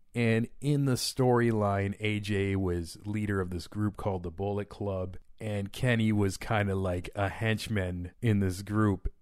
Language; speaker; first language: English; native; English